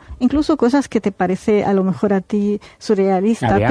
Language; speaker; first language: Spanish; non-native, fluent; Arabic